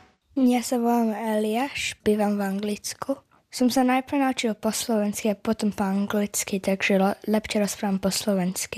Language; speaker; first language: Slovak; early bilingual, heritage; Slovak